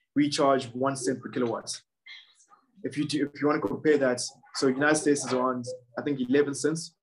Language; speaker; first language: English; non-native, local second language; Shona